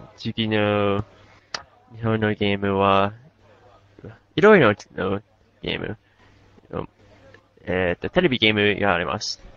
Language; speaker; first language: Japanese; non-native, learner; English